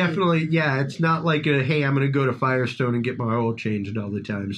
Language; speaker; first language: English; native; English